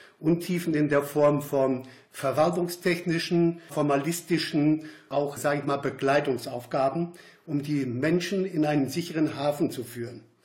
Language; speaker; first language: German; native; German